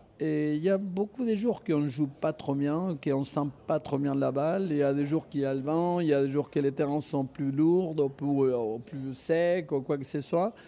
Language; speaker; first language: French; non-native, fluent; Spanish